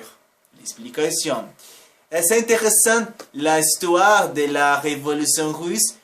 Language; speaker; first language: French; non-native, learner; Portuguese